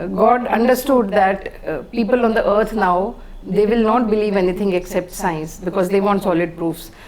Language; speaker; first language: English; non-native, local second language; Hindi